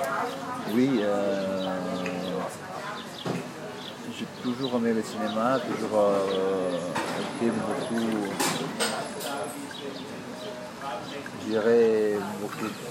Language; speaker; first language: French; non-native, fluent; Italian